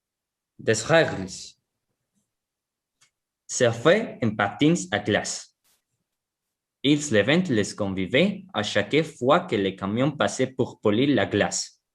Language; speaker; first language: French; non-native, learner; Spanish